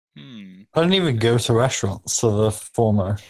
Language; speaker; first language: English; native; English